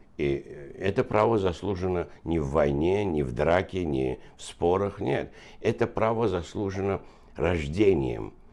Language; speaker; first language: Russian; non-native, local second language; Azerbaijani